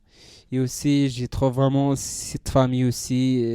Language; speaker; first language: French; non-native, learner; Central Atlas Tamazight